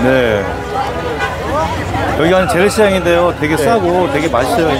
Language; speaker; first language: Korean; native; Korean